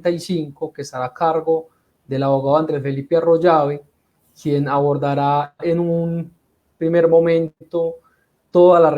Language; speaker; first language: Spanish; native; Spanish